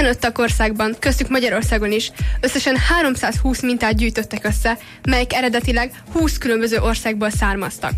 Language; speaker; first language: Hungarian; native; Hungarian